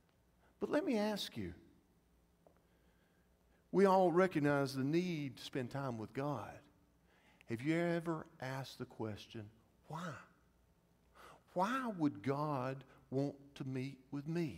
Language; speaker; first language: English; native; English